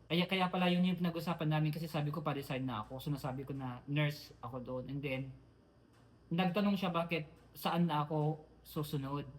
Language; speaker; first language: Filipino; non-native, local second language; Iloko